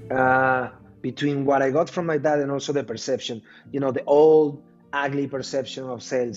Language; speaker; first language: English; non-native, fluent; Spanish